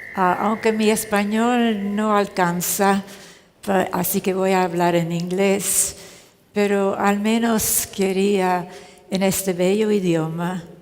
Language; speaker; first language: Spanish; early bilingual, other home language; German